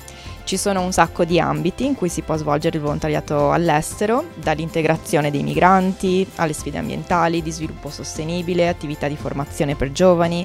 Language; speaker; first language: Italian; native; Italian